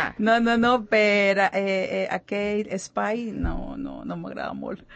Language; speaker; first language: Catalan; non-native, learner; Spanish